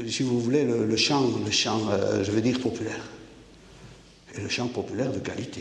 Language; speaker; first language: French; native; French